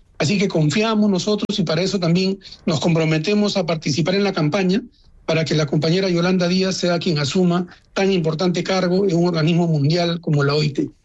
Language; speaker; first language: Spanish; native; Spanish